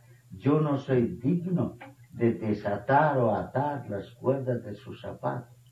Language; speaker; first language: Spanish; non-native, fluent; Bangla